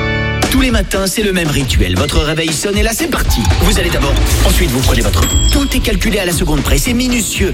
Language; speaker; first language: French; native; French